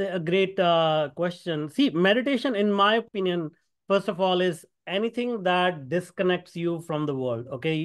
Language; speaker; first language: English; non-native, local second language; Hindi